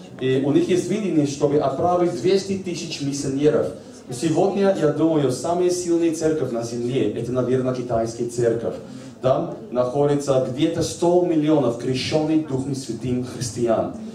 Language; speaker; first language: Russian; native; Russian